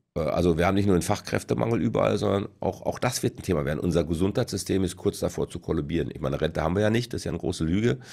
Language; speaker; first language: German; native; German